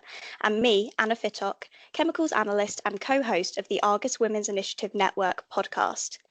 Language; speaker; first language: English; native; English